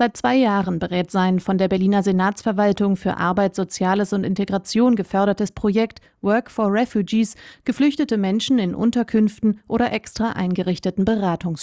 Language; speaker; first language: German; native; German